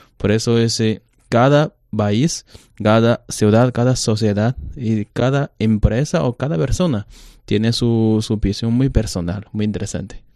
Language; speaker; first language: Spanish; non-native, learner; Chinese